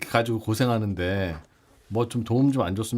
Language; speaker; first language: Korean; native; Korean